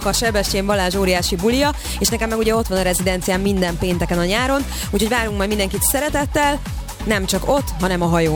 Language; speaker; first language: Hungarian; native; Hungarian